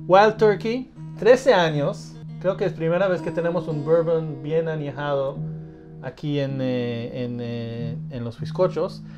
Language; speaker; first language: Spanish; early bilingual, heritage; Spanish